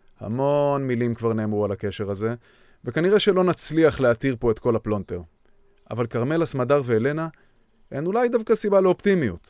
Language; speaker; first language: Hebrew; native; Hebrew